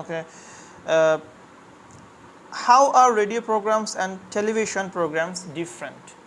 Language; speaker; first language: English; non-native, fluent; Bangla